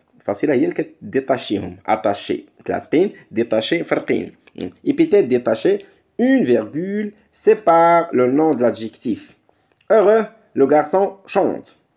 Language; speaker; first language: French; non-native, local second language; Arabic